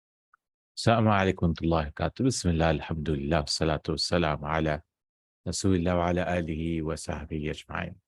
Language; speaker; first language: Arabic; non-native, fluent; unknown